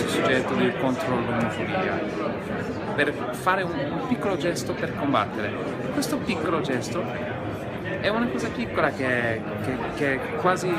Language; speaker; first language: Italian; non-native, fluent; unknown